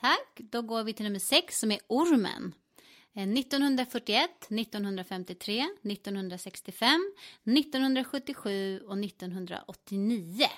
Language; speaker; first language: Swedish; native; Swedish